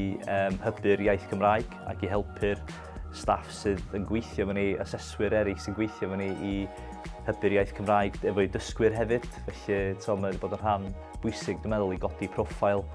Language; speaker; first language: Welsh; native; Welsh